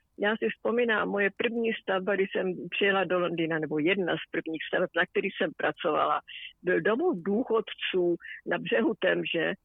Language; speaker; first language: Czech; native; Czech